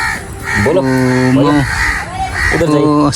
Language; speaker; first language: Hindi; non-native, learner; Nepali